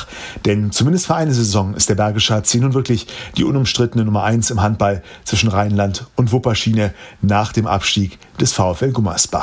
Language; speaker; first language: German; native; German